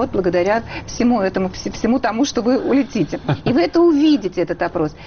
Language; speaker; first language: Russian; native; Russian